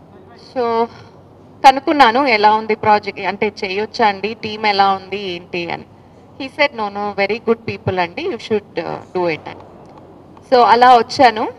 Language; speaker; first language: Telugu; non-native, fluent; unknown